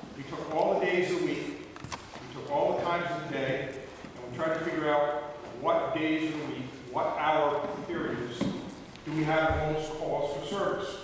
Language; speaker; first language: English; native; English